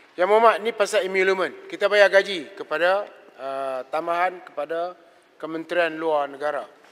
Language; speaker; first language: Malay; native; Malay